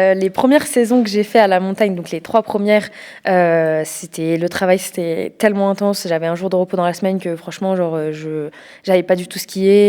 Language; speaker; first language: French; native; French